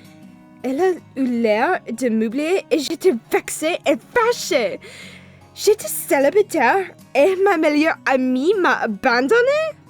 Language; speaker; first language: French; non-native, learner; English